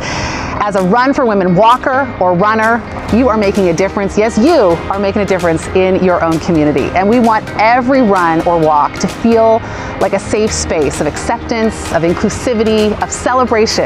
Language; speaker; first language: English; native; English